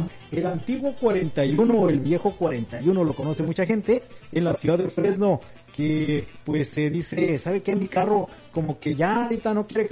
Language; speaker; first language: Spanish; native; Spanish